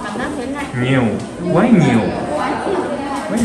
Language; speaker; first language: Vietnamese; non-native, learner; Japanese